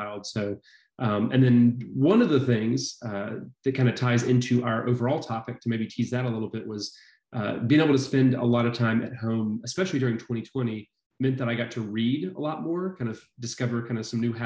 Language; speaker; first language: English; native; English